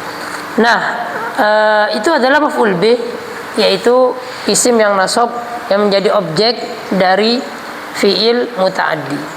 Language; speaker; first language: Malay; non-native, local second language; Javanese